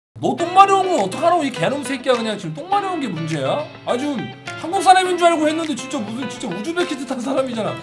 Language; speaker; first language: Korean; native; Korean